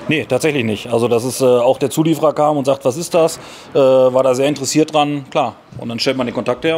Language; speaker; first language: German; native; German